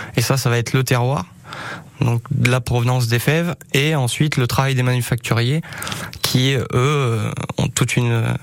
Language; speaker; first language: French; native; French